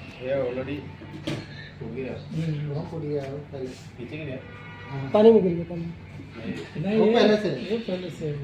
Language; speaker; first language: Hindi; non-native, local second language; Bangla